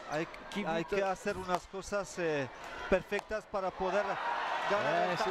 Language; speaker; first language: Spanish; non-native, fluent; French